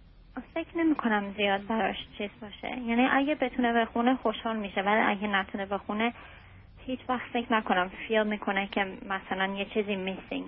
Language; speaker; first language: Persian; early bilingual, heritage; Persian